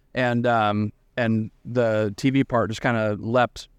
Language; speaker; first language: English; native; English